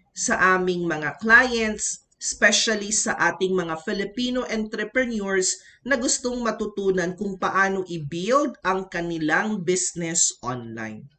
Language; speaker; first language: Filipino; non-native, local second language; Cebuano